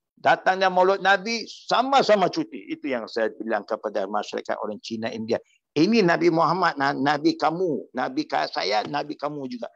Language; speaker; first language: Malay; non-native, local second language; Chinese